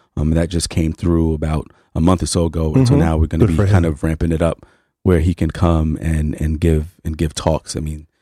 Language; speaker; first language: English; native; English